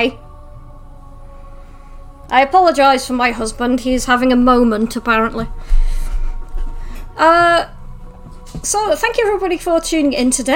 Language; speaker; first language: English; native; English